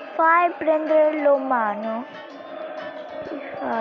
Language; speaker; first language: Italian; early bilingual, other home language; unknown